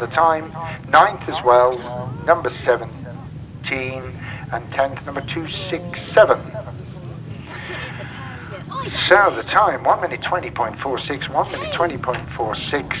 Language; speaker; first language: English; native; English